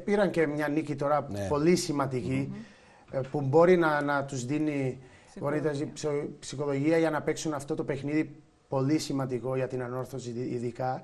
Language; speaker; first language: Greek; non-native, fluent; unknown